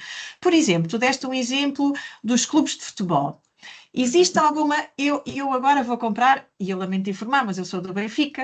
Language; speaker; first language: Portuguese; native; Portuguese